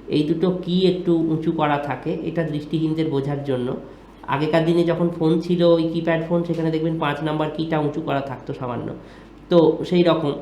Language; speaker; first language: Bangla; native; Bangla